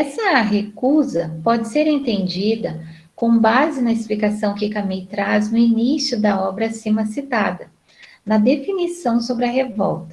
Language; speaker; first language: Portuguese; native; Portuguese